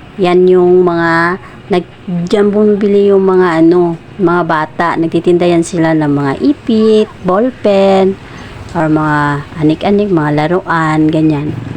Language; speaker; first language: Filipino; non-native, local second language; Cebuano